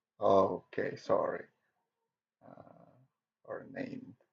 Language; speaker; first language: English; non-native, learner; Korean